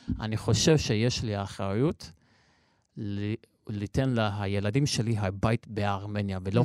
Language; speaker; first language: Hebrew; non-native, local second language; Armenian